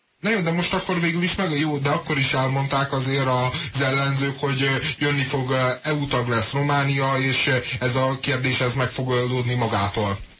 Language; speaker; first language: Hungarian; native; Hungarian